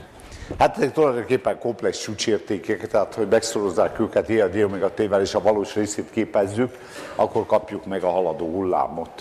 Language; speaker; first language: Hungarian; native; Hungarian